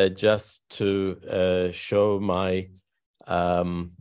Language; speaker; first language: English; non-native, fluent; Turkish